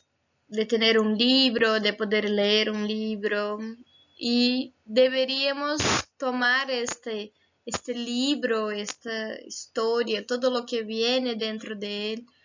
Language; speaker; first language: Spanish; non-native, fluent; Portuguese